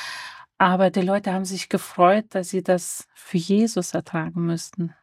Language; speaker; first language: German; early bilingual, other home language; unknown